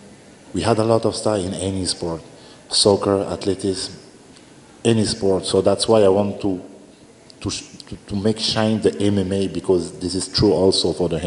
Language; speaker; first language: English; non-native, learner; French